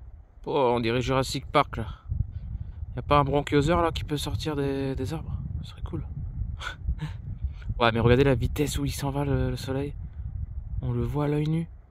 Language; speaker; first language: French; native; French